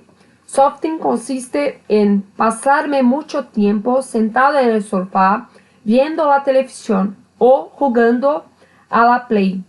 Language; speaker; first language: Spanish; non-native, learner; Portuguese